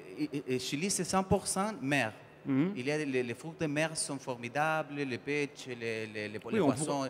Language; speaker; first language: French; non-native, learner; Spanish